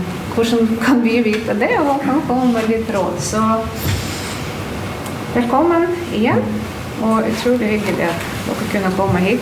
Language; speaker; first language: Norwegian; non-native, fluent; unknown